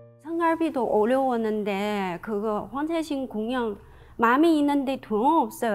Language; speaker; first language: Korean; non-native, learner; Chinese